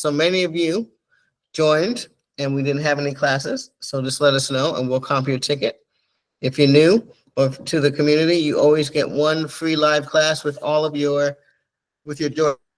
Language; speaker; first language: English; native; English